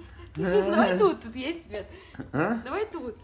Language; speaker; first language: Russian; native; Russian